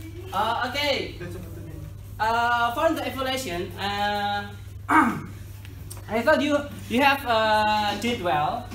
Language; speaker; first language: English; non-native, learner; Indonesian